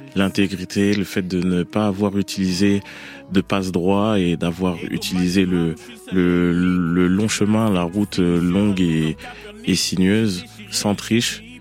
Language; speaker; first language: French; native; French